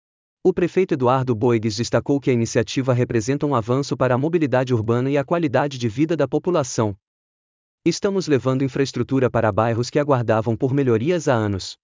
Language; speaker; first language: Portuguese; native; Portuguese